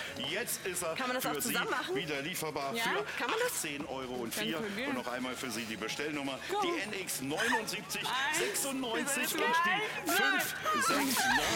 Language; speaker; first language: German; native; German